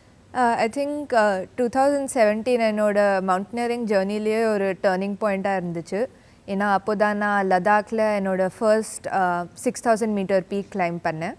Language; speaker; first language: Tamil; early bilingual, heritage; Tamil